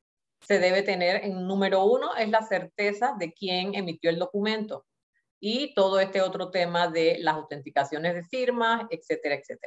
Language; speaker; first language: Spanish; native; Spanish